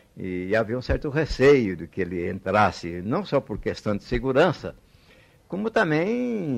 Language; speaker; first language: Portuguese; native; Portuguese